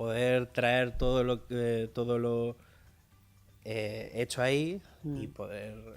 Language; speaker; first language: Spanish; early bilingual, other home language; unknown